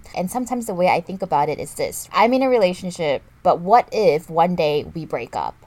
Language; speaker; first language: English; non-native, local second language; Chinese